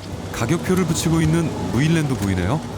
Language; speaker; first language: Korean; native; Korean